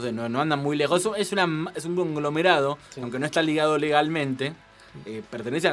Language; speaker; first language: Spanish; native; Spanish